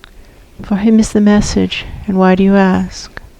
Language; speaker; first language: English; native; English